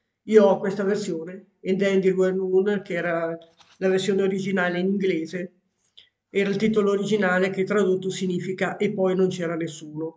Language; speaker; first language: Italian; native; Italian